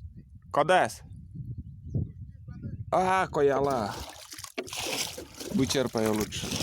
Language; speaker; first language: Russian; native; Russian